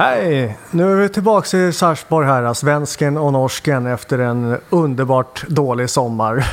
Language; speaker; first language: Norwegian; native; Norwegian